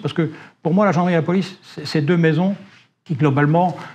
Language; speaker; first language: French; native; French